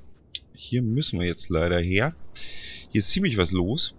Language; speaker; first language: German; native; German